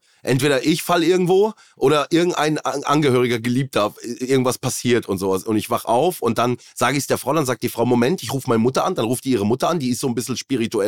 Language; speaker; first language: German; native; German